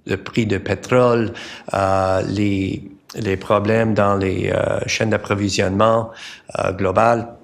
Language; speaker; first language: French; non-native, learner; English